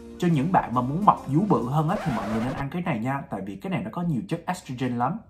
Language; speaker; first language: Vietnamese; early bilingual, heritage; Vietnamese